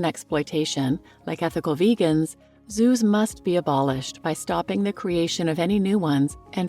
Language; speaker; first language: English; native; English